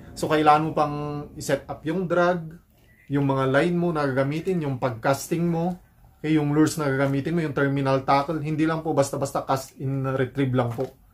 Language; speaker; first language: Filipino; native; Filipino